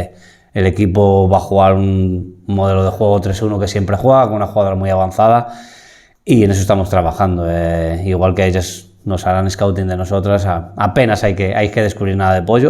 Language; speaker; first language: Spanish; native; Spanish